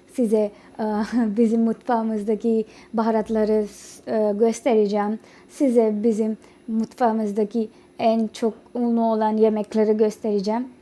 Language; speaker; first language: Turkish; non-native, fluent; Urdu